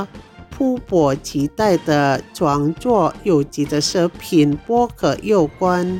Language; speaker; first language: Chinese; non-native, fluent; Indonesian